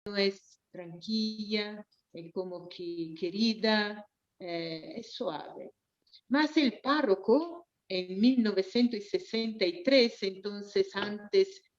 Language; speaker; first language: Spanish; non-native, fluent; Portuguese